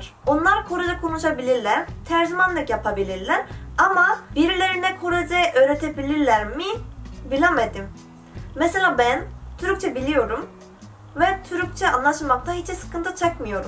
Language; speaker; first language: Turkish; non-native, fluent; Korean